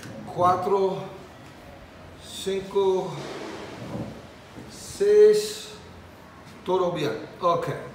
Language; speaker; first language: Spanish; non-native, learner; English